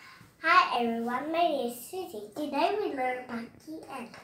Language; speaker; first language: English; non-native, learner; Vietnamese